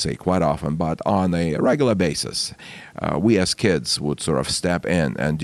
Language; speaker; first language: English; non-native, fluent; Russian